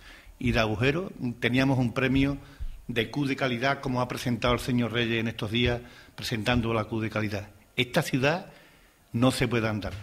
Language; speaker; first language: Spanish; native; Spanish